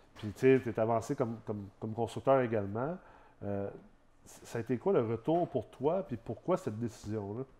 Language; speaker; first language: French; early bilingual, other home language; English